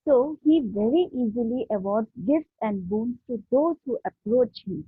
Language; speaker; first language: English; non-native, local second language; Hindi